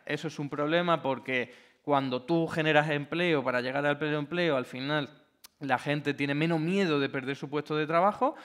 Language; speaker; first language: Spanish; native; Spanish